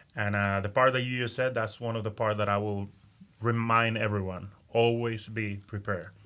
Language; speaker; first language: English; non-native, fluent; Spanish